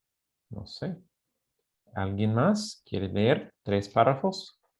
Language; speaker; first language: Spanish; non-native, fluent; English